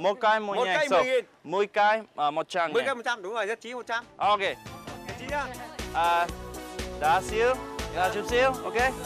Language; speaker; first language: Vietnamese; non-native, learner; English